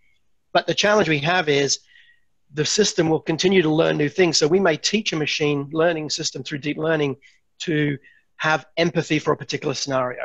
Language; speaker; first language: English; native; English